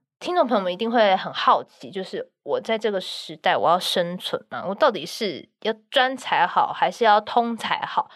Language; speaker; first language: Chinese; native; Chinese